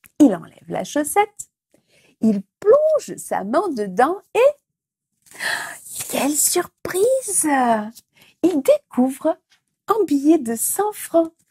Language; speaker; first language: French; non-native, fluent; Portuguese